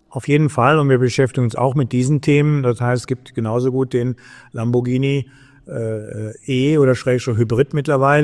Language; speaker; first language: German; native; German